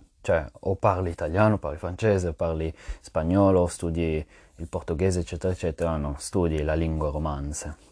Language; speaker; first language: Italian; non-native, fluent; French